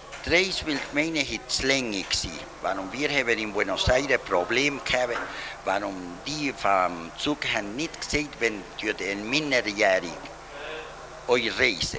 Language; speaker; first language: German; early bilingual, heritage; German